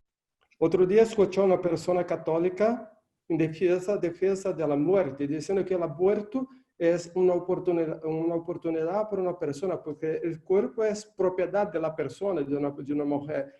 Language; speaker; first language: Spanish; non-native, fluent; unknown